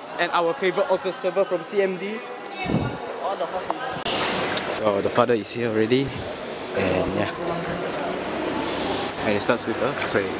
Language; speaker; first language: English; non-native, local second language; Malay